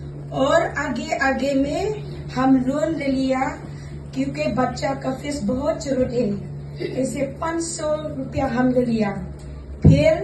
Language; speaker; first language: Hindi; non-native, local second language; Khasi